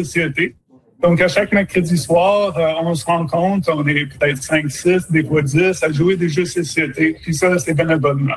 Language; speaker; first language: French; native; French